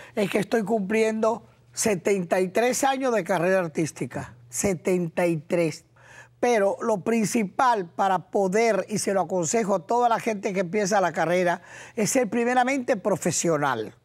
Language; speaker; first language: Spanish; native; Spanish